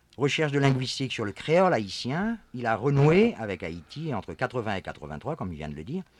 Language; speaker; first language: French; native; French